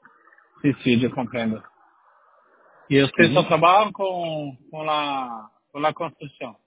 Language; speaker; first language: Spanish; non-native, learner; Portuguese